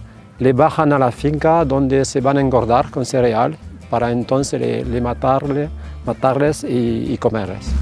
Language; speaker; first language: Spanish; non-native, fluent; French